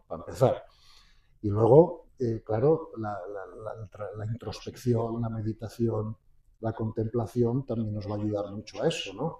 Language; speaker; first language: Spanish; native; Spanish